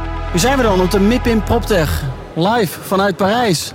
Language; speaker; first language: Dutch; native; Dutch